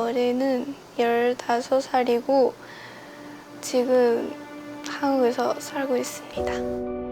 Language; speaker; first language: Korean; non-native, learner; Chinese